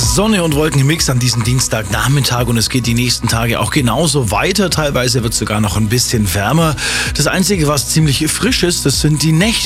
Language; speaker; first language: German; native; German